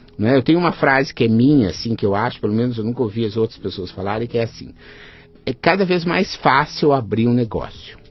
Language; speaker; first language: Portuguese; native; Portuguese